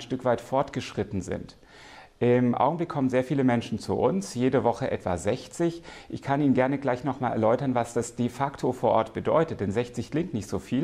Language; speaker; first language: German; native; German